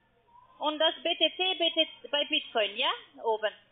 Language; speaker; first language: German; non-native, learner; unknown